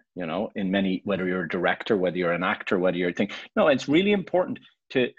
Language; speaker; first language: English; native; English